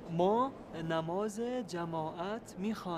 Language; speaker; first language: Persian; non-native, learner; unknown